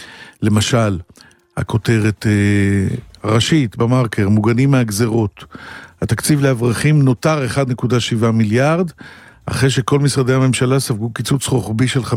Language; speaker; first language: Hebrew; native; Hebrew